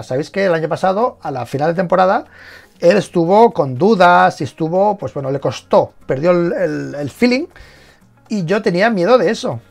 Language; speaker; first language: Spanish; native; Spanish